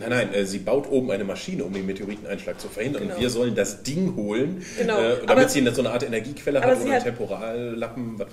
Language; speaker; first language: German; native; German